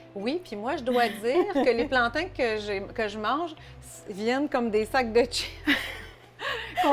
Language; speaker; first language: French; native; French